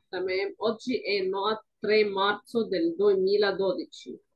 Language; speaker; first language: Italian; non-native, fluent; Arabic